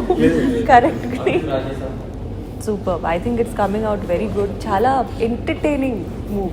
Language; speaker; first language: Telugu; non-native, learner; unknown